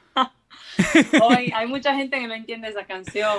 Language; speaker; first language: Spanish; early bilingual, heritage; Spanish